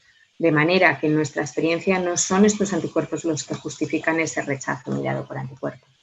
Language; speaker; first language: Spanish; native; Spanish